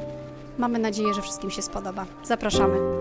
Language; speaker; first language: Polish; native; Polish